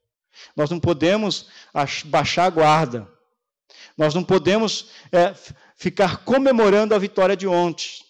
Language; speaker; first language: Portuguese; native; Portuguese